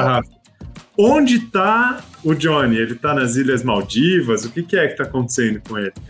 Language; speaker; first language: Portuguese; native; Portuguese